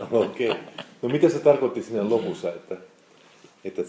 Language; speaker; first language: Finnish; non-native, fluent; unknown